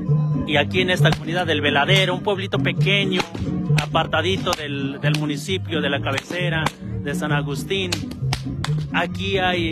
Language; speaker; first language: Spanish; native; Spanish